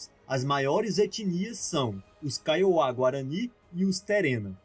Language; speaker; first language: Portuguese; native; Portuguese